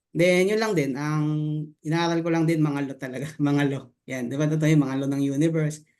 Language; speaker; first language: Filipino; native; Filipino